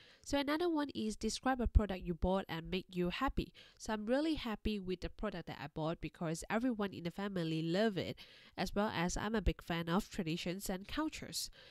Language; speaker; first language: English; non-native, fluent; Chinese